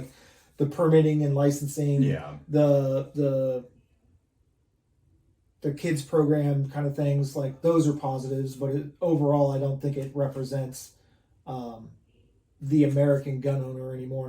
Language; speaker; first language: English; native; English